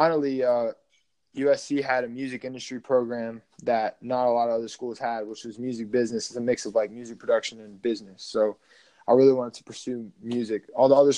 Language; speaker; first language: English; native; English